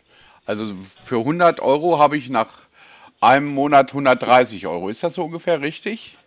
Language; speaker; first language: German; native; German